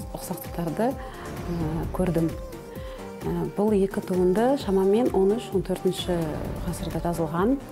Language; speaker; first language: Kazakh; non-native, local second language; Kurdish